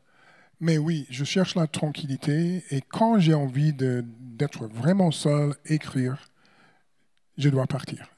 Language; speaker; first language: French; non-native, fluent; English